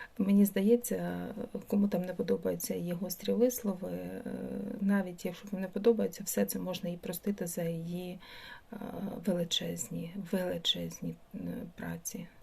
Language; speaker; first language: Ukrainian; non-native, local second language; Russian